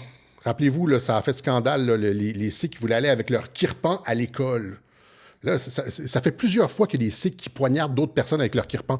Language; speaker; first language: French; native; French